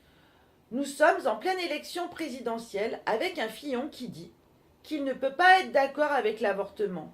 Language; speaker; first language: French; native; French